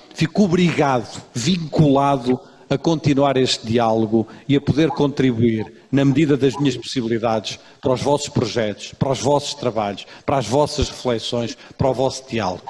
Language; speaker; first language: Portuguese; native; Portuguese